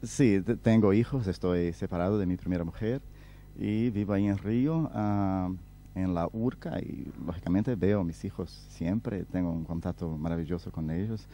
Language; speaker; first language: Spanish; non-native, fluent; Portuguese